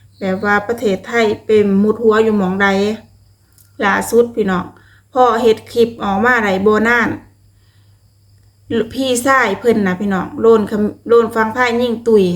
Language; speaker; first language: Thai; non-native, local second language; Lao